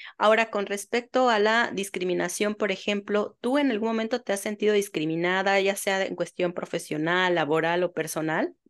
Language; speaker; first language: Spanish; native; Spanish